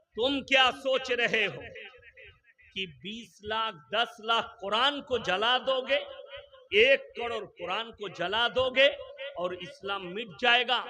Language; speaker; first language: Hindi; non-native, local second language; Bangla